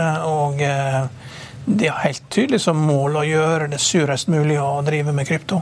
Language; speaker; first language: Norwegian; native; Norwegian